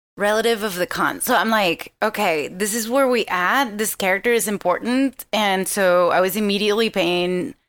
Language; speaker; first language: English; non-native, fluent; Spanish